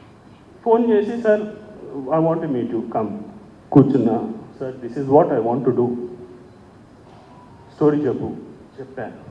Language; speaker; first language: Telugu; native; Telugu